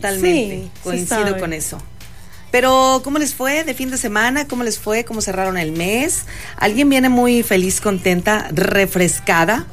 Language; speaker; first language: Spanish; native; Spanish